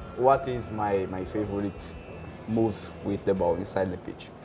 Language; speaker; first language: English; non-native, learner; Portuguese